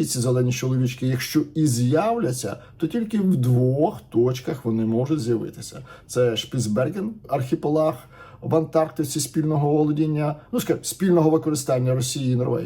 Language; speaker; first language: Ukrainian; native; Ukrainian